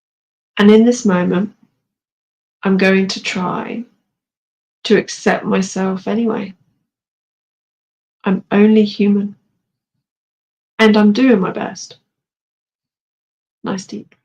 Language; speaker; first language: English; native; English